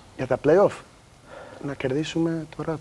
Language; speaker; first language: Greek; non-native, learner; Portuguese